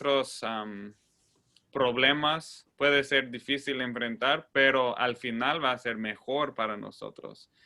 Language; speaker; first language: Spanish; non-native, fluent; English